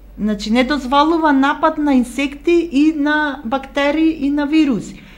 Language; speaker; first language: Macedonian; native; Macedonian